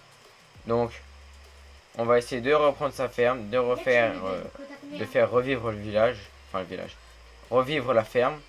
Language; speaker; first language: French; native; French